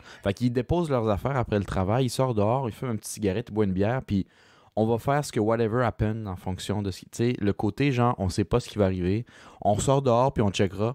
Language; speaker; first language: French; native; French